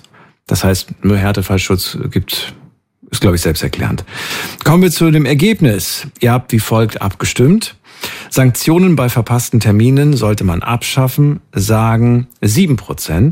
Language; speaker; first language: German; native; German